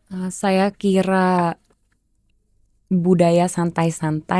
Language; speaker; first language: Indonesian; early bilingual, heritage; German